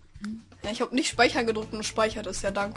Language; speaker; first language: German; native; German